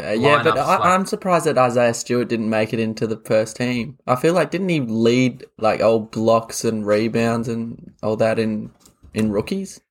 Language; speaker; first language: English; native; English